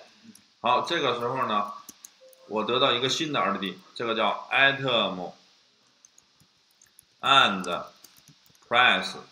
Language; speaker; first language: Chinese; native; Chinese